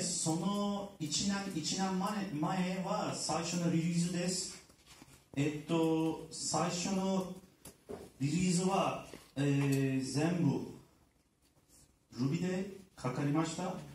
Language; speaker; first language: Japanese; non-native, learner; Turkish